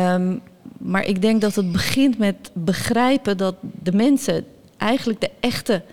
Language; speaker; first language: Dutch; early bilingual, other home language; Turkish